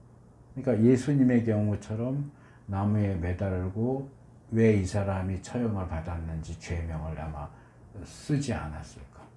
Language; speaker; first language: Korean; native; Korean